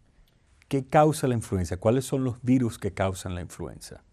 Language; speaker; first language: Spanish; native; Spanish